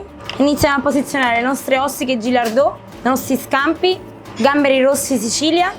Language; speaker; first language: Italian; native; Italian